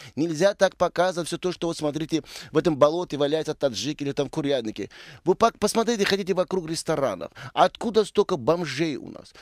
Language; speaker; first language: Russian; non-native, local second language; Tajik